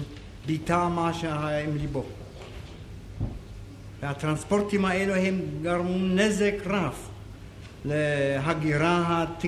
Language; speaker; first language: Hebrew; non-native, fluent; German